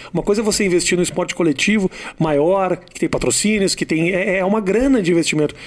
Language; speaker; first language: Portuguese; native; Portuguese